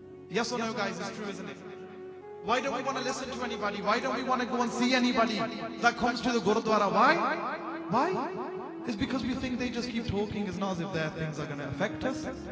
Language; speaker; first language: English; early bilingual, other home language; Punjabi